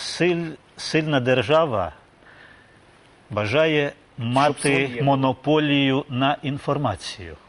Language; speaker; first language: Ukrainian; non-native, local second language; Russian